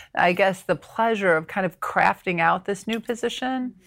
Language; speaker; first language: English; native; English